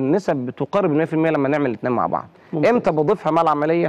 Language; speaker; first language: Arabic; native; Arabic